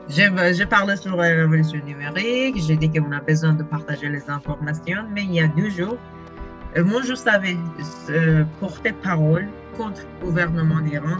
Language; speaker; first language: French; non-native, learner; Persian